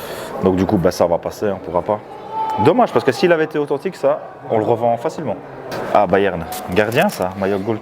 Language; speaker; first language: French; native; French